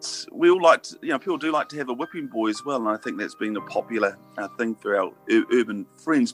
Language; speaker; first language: English; native; English